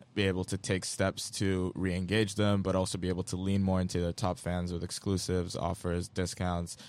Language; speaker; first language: English; non-native, local second language; Yoruba